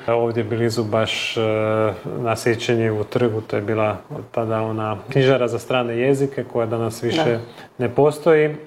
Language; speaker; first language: Serbian; early bilingual, heritage; Croatian